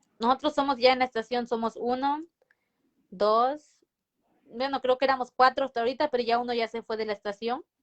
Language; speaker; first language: Spanish; native; Spanish